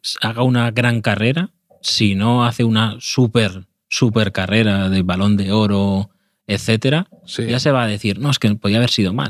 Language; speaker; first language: Spanish; native; Spanish